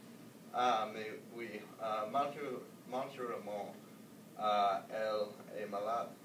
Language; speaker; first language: French; non-native, learner; English